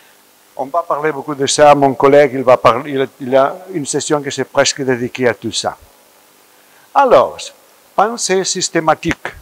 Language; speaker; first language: French; non-native, fluent; Spanish